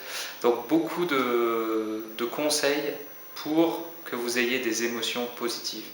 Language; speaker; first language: French; native; French